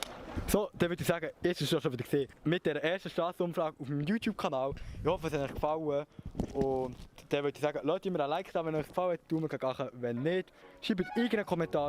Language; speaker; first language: German; native; German